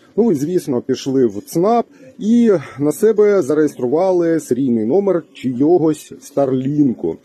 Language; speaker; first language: Ukrainian; native; Ukrainian